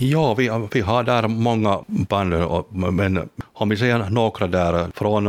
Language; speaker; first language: Swedish; non-native, local second language; Finnish